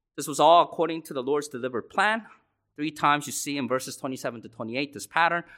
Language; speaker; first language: English; native; English